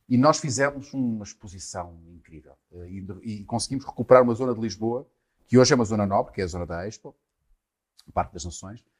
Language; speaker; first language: Portuguese; native; Portuguese